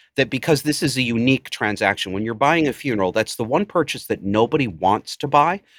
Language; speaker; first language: English; native; English